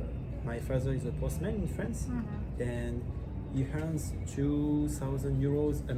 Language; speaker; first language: English; non-native, learner; French